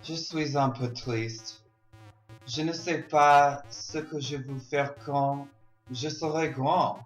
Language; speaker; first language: French; non-native, learner; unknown